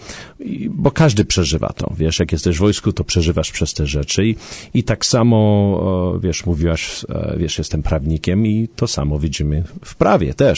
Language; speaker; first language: Polish; early bilingual, heritage; Polish